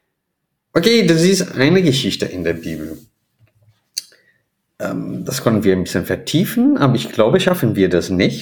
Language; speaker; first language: German; non-native, fluent; Portuguese